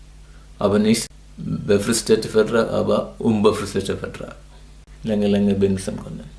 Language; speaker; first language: German; non-native, learner; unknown